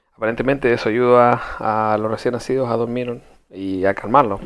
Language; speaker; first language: Spanish; early bilingual, heritage; Spanish